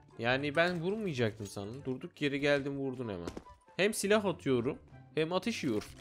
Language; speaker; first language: Turkish; native; Turkish